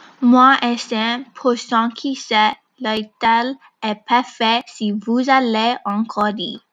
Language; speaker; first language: French; non-native, learner; English